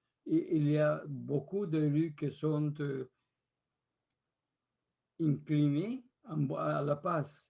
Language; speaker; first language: French; non-native, fluent; Spanish